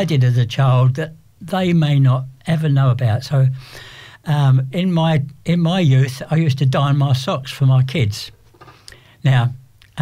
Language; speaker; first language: English; native; English